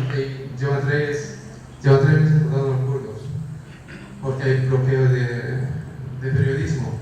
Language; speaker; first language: Spanish; non-native, fluent; Kurdish